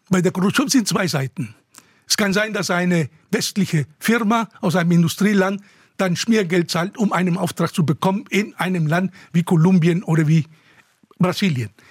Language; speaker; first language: German; non-native, fluent; Spanish